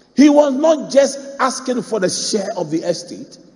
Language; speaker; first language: English; non-native, local second language; Akan